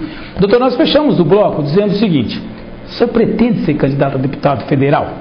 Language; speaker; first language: Portuguese; native; Portuguese